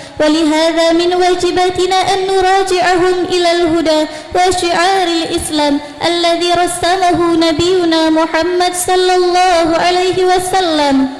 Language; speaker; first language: Arabic; non-native, learner; Indonesian